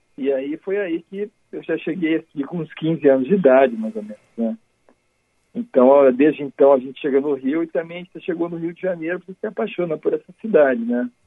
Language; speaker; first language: Portuguese; native; Portuguese